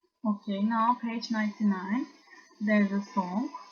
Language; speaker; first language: English; non-native, fluent; Turkish